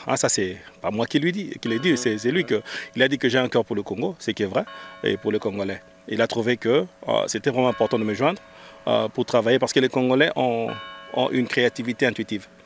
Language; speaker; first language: French; non-native, local second language; Lingala